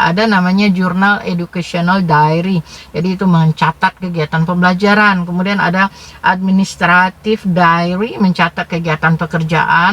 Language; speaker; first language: Indonesian; native; Indonesian